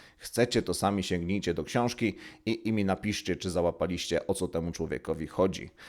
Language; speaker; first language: Polish; native; Polish